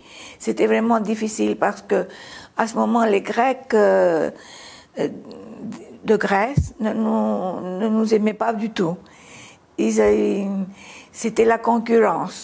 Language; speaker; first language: French; non-native, fluent; Greek